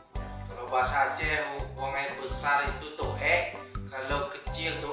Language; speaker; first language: Indonesian; non-native, local second language; Achinese